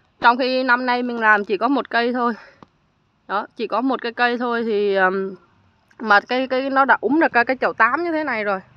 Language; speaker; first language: Vietnamese; native; Vietnamese